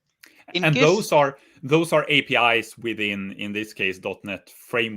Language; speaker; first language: English; non-native, fluent; Swedish